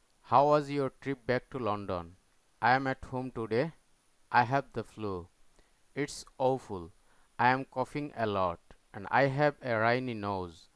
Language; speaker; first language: English; non-native, local second language; Bangla